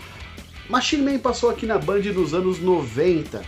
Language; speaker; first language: Portuguese; native; Portuguese